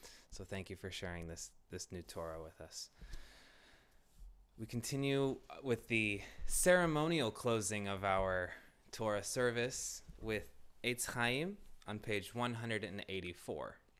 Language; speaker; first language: English; native; English